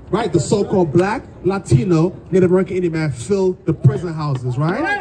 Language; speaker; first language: English; native; English